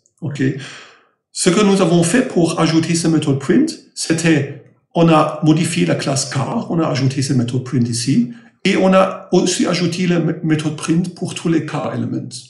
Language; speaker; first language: French; non-native, fluent; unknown